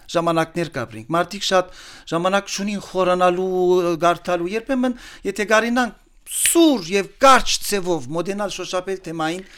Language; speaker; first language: Armenian; early bilingual, heritage; Armenian